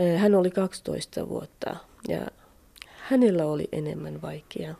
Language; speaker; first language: Finnish; non-native, learner; Central Kurdish